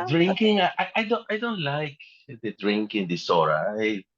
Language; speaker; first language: English; non-native, learner; Spanish